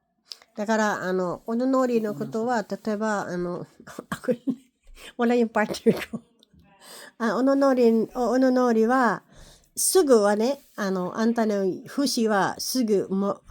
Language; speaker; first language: Japanese; non-native, learner; Filipino